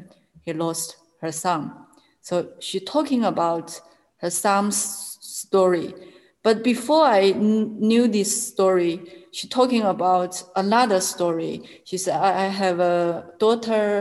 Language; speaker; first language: English; non-native, learner; Chinese